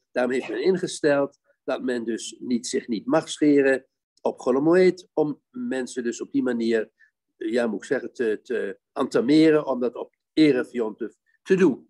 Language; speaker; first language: Dutch; native; Dutch